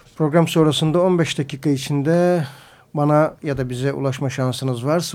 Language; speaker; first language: Turkish; native; Turkish